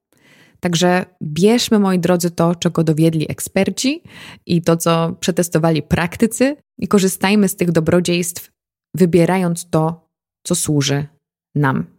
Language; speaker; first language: Polish; native; Polish